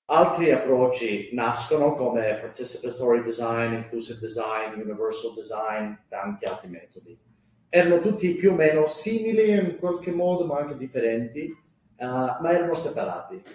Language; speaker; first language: Italian; non-native, fluent; English